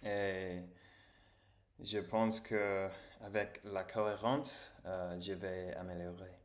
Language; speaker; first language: French; non-native, learner; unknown